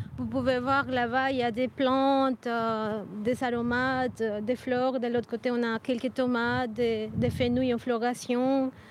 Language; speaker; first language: French; non-native, fluent; Spanish